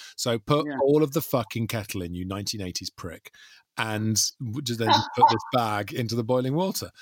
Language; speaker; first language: English; native; English